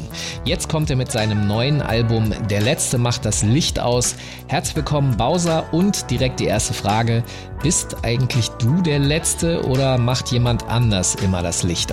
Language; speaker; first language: German; native; German